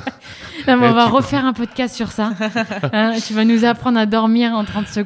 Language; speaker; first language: French; native; French